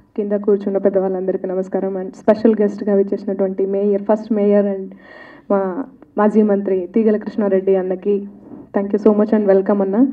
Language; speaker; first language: Telugu; non-native, local second language; Lambadi